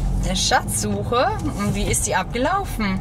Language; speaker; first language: German; native; German